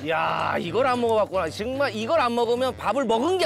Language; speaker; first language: Korean; native; Korean